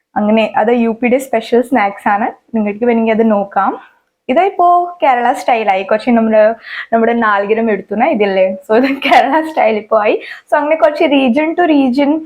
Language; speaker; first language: Malayalam; non-native, fluent; Hindi